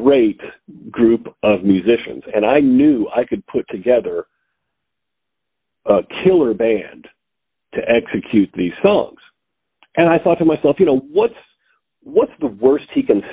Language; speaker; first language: English; native; English